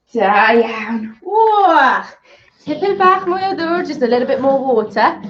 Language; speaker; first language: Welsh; non-native, local second language; English